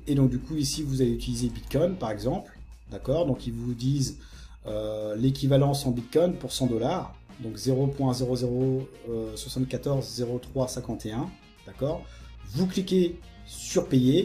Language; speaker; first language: French; native; French